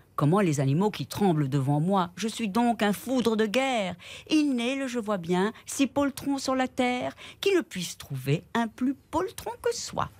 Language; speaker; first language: French; non-native, fluent; Spanish